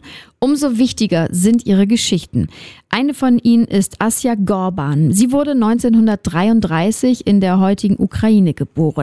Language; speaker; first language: German; native; German